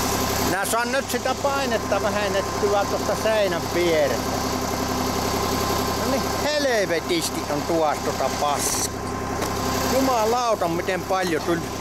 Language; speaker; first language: Finnish; native; Finnish